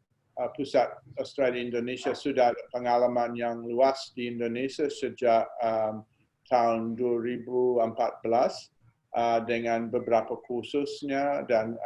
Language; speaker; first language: Indonesian; non-native, fluent; English